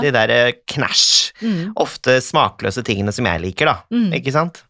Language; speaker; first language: Norwegian; native; Norwegian